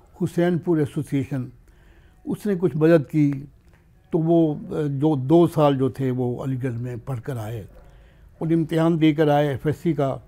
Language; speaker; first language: Hindi; native; Hindi